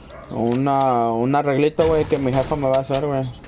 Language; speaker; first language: Spanish; early bilingual, heritage; Spanish